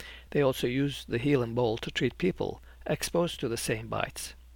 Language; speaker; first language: English; non-native, fluent; Turkish